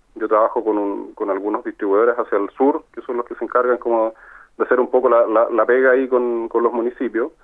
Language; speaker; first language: Spanish; native; Spanish